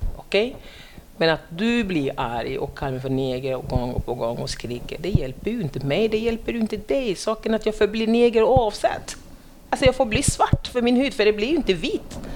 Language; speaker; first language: Swedish; non-native, fluent; French